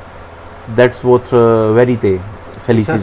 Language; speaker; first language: French; non-native, learner; Hindi